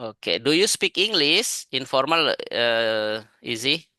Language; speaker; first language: English; non-native, fluent; Indonesian